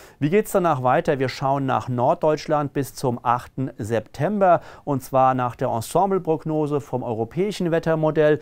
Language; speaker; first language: German; native; German